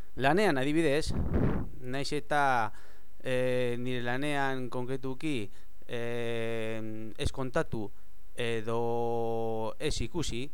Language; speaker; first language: Basque; non-native, learner; Spanish